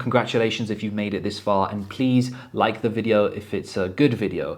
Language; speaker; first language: English; early bilingual, other home language; Polish